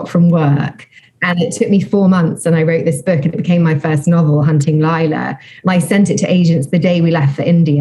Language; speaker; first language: English; native; English